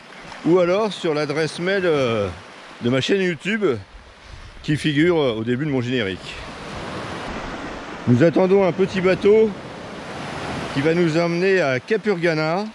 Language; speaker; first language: French; native; French